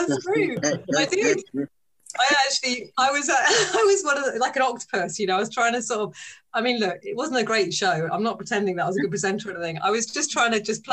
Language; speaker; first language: English; native; English